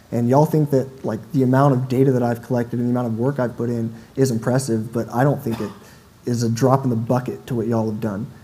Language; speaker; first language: English; native; English